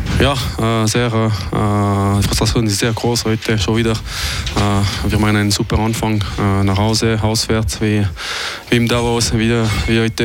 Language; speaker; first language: German; non-native, fluent; French